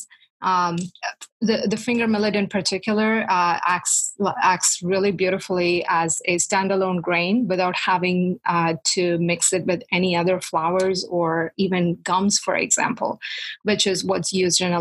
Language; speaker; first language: English; non-native, local second language; Tamil